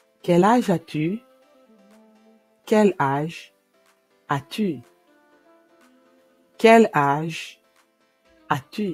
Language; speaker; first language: French; non-native, fluent; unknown